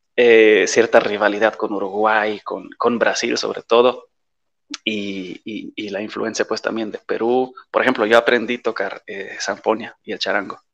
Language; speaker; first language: Spanish; non-native, fluent; Polish